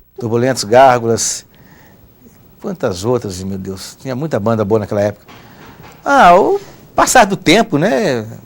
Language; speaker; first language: Portuguese; native; Portuguese